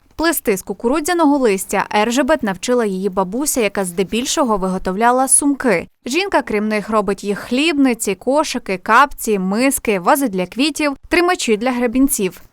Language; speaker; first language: Ukrainian; native; Ukrainian